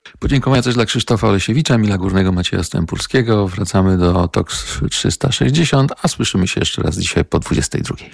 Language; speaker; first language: Polish; native; Polish